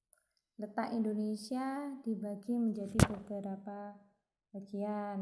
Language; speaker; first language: Indonesian; native; Indonesian